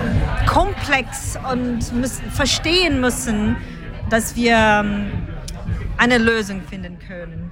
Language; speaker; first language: German; non-native, fluent; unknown